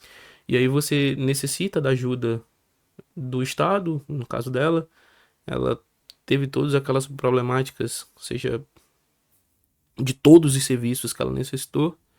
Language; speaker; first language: Portuguese; native; Portuguese